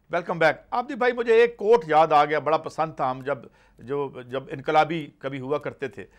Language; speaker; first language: Urdu; non-native, local second language; Punjabi